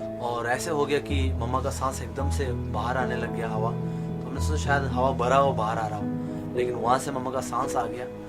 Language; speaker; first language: Hindi; non-native, local second language; Kannada